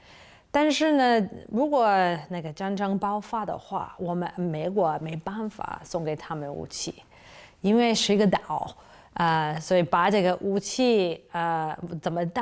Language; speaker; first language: Chinese; non-native, fluent; English